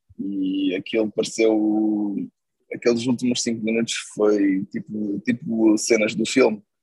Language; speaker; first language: Portuguese; non-native, local second language; Kabuverdianu